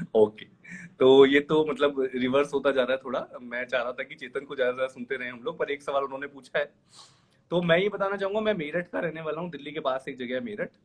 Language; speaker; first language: Hindi; native; Hindi